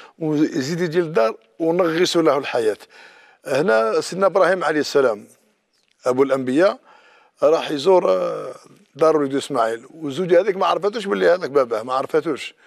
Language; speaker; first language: Arabic; native; Arabic